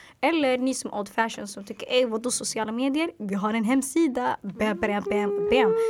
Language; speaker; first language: Swedish; early bilingual, other home language; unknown